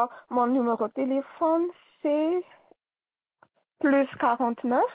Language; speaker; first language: French; non-native, local second language; Malagasy